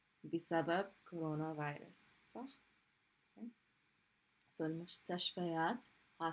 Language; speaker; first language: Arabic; non-native, fluent; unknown